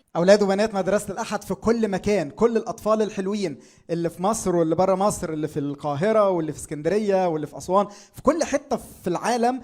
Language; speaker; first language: Arabic; native; Arabic